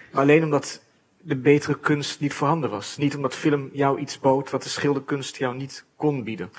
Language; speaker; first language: Dutch; native; Dutch